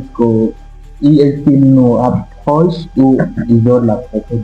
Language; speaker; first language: French; non-native, learner; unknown